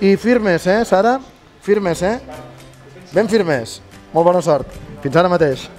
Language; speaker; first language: Catalan; native; Catalan